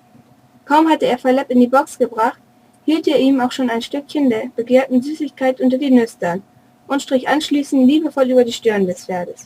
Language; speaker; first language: German; native; German